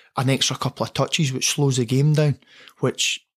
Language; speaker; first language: English; native; English